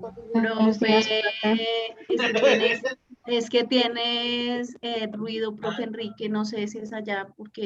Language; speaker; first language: Spanish; native; Spanish